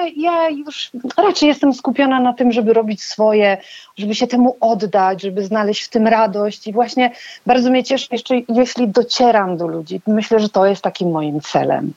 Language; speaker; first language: Polish; early bilingual, heritage; Polish